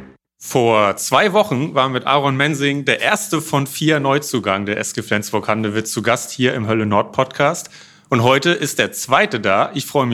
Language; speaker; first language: German; native; German